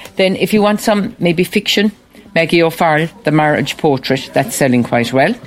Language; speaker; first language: English; native; English